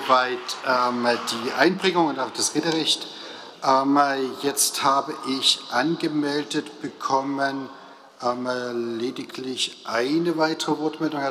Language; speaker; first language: German; native; German